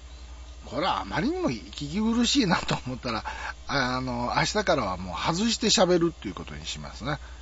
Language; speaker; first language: Japanese; native; Japanese